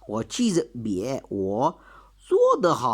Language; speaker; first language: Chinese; non-native, learner; Malay